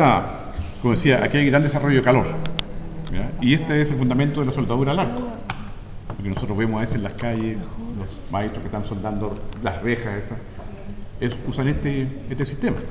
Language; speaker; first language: Spanish; native; Spanish